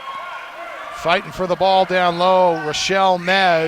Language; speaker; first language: English; native; English